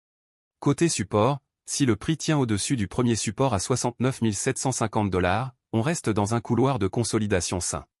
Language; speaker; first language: French; native; French